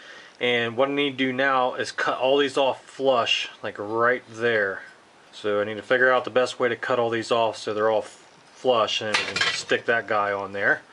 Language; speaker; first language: English; native; English